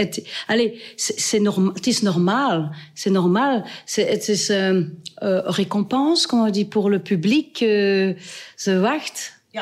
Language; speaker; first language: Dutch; non-native, local second language; French